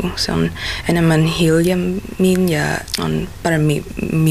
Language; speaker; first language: Finnish; non-native, learner; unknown